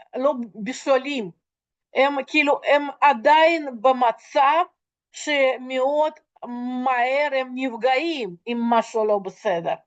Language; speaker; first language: Hebrew; non-native, fluent; Russian